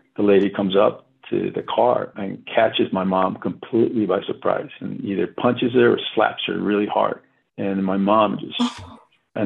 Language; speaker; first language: English; non-native, fluent; Spanish